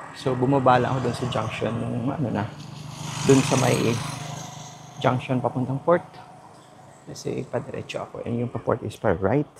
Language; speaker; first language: Filipino; non-native, local second language; Cebuano